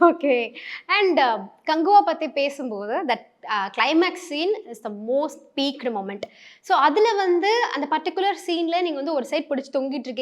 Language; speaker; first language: Tamil; native; Tamil